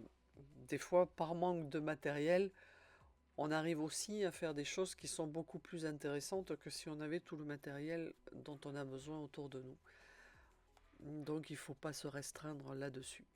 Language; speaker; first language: French; native; French